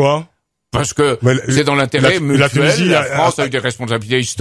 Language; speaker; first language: French; native; French